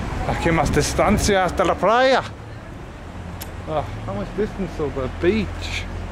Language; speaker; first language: Spanish; non-native, learner; English